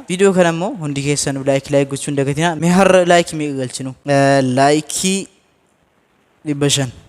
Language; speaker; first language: Oromo; native; Oromo